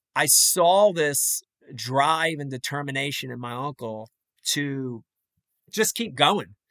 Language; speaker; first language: English; native; English